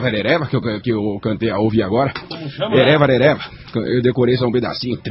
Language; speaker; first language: Portuguese; native; Portuguese